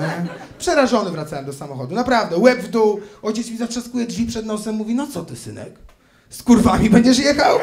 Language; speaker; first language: Polish; native; Polish